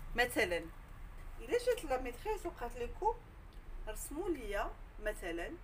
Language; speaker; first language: French; non-native, local second language; Arabic